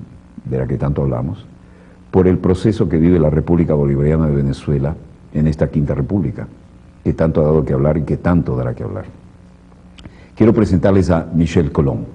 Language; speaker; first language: Spanish; native; Spanish